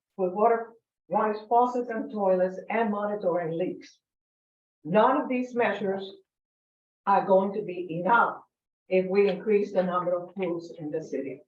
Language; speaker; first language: English; non-native, fluent; Spanish